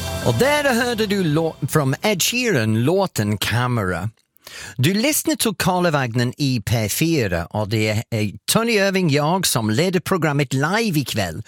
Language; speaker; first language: Swedish; non-native, fluent; English